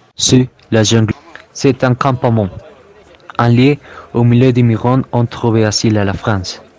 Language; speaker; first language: French; non-native, learner; Spanish